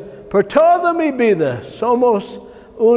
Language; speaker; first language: Spanish; non-native, learner; English